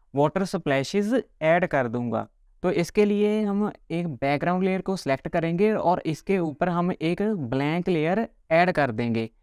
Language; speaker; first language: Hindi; non-native, local second language; Punjabi